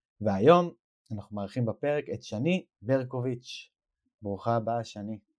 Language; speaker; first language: Hebrew; native; Hebrew